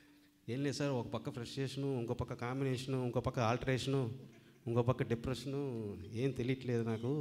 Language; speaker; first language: Telugu; native; Telugu